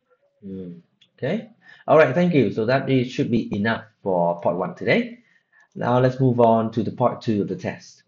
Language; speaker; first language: English; non-native, fluent; Vietnamese